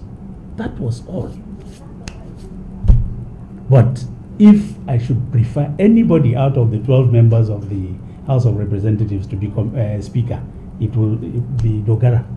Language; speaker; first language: English; non-native, local second language; Hausa